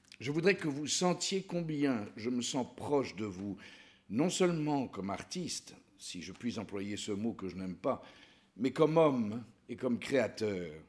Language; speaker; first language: French; native; French